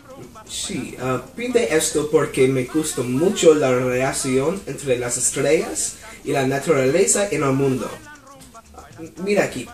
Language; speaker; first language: Spanish; non-native, learner; English